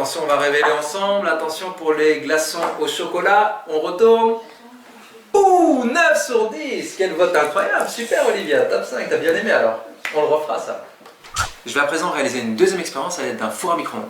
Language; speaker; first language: French; native; French